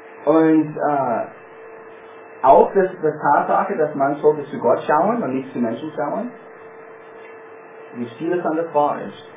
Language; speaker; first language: German; non-native, fluent; English